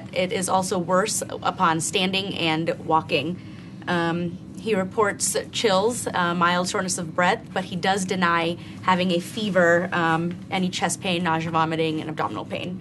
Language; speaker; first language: English; native; English